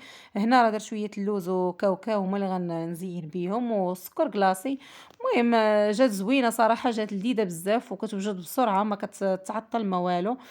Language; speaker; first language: Arabic; native; Arabic